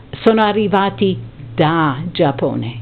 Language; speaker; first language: Italian; non-native, fluent; English